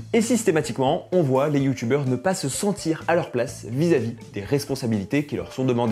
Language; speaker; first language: French; native; French